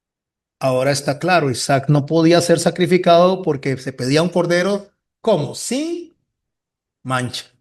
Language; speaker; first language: Spanish; native; Spanish